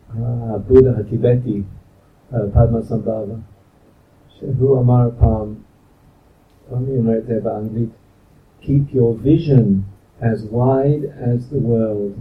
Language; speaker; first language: Hebrew; non-native, fluent; English